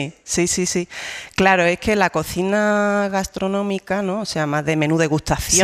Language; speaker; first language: Spanish; native; Spanish